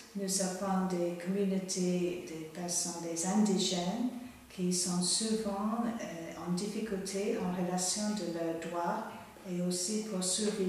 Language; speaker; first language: French; non-native, fluent; Bangla